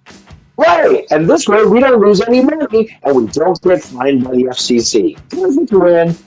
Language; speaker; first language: English; native; English